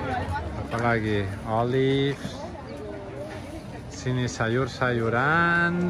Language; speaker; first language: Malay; non-native, fluent; Catalan